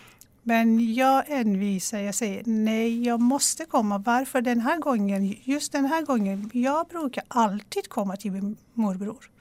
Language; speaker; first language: Swedish; non-native, fluent; Persian